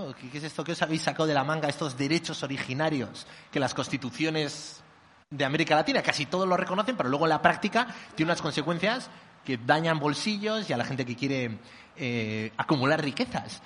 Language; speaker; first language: Spanish; native; Spanish